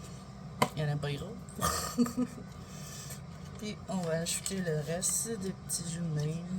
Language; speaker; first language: French; native; French